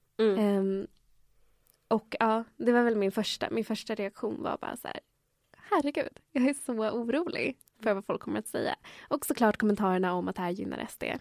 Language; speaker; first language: Swedish; early bilingual, other home language; Spanish